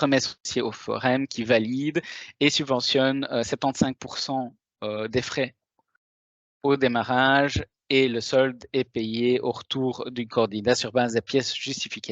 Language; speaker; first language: French; native; French